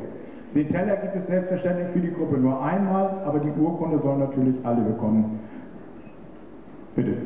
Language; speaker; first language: German; native; German